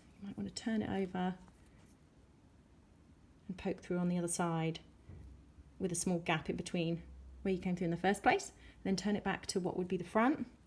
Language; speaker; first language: English; native; English